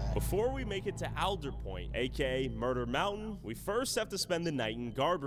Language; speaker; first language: English; native; English